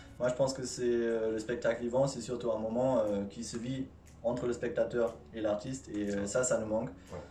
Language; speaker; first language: French; non-native, fluent; German